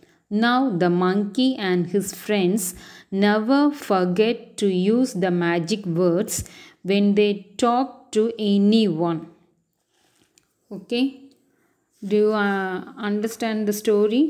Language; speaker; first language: English; non-native, local second language; Tamil